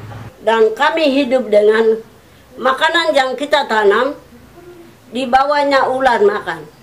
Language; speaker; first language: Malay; non-native, local second language; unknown